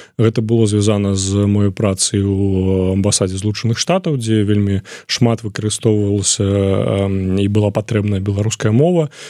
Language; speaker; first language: Belarusian; non-native, local second language; Russian